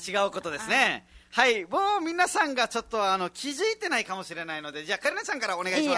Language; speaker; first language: Japanese; non-native, fluent; Nepali